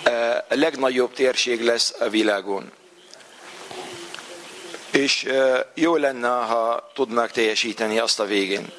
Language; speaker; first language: Hungarian; non-native, fluent; Arabic